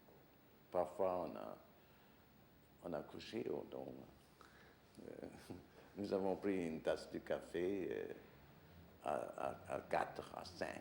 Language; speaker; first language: French; non-native, fluent; German